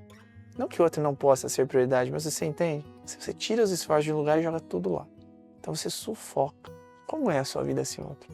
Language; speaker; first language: Portuguese; native; Portuguese